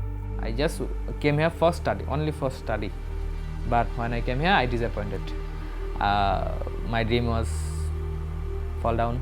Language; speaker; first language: English; non-native, local second language; Bangla